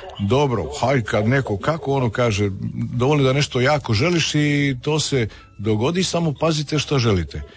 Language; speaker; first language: Croatian; native; Croatian